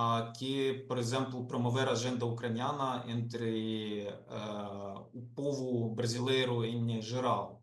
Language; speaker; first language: Portuguese; non-native, fluent; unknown